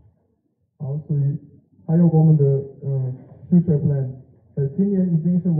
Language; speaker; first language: Chinese; non-native, learner; German